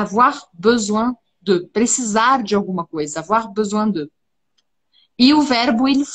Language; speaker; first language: French; non-native, fluent; Portuguese